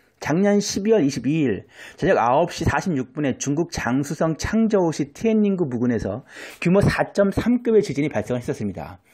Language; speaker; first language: Korean; native; Korean